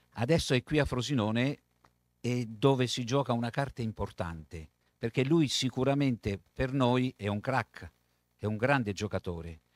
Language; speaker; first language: Italian; native; Italian